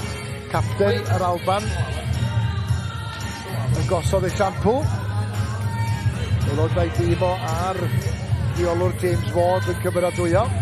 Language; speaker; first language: Welsh; native; Welsh